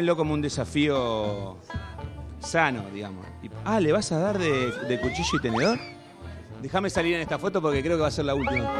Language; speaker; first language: Spanish; native; Spanish